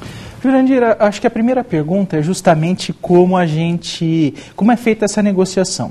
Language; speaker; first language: Portuguese; native; Portuguese